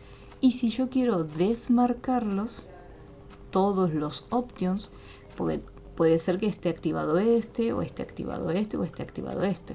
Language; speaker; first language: Spanish; native; Spanish